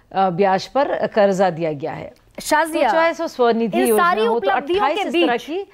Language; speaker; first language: Hindi; native; Hindi